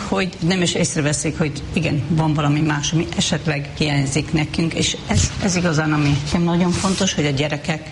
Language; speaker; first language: Hungarian; non-native, fluent; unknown